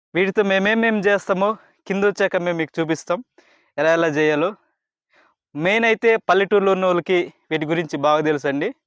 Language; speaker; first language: Telugu; non-native, local second language; Koya